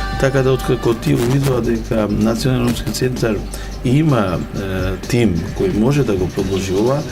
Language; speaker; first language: Macedonian; non-native, local second language; Romany